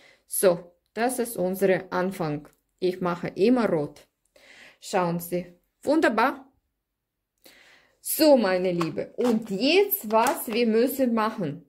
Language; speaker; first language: German; non-native, learner; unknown